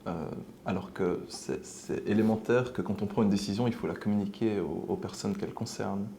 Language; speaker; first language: French; native; French